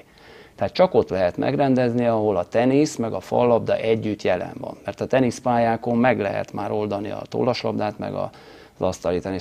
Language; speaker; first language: Hungarian; native; Hungarian